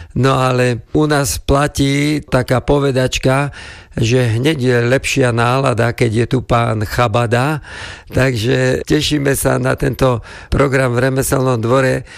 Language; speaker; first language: Slovak; native; Slovak